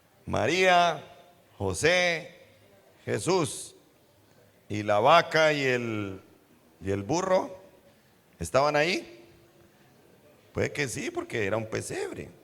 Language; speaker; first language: Spanish; native; Spanish